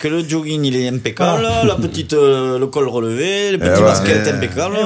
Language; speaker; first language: French; native; French